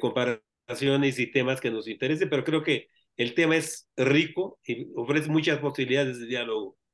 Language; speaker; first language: Spanish; native; Spanish